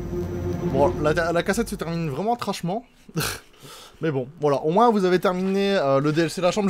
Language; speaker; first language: French; native; French